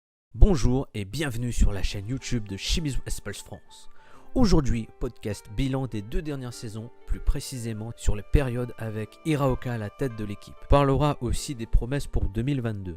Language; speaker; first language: French; native; French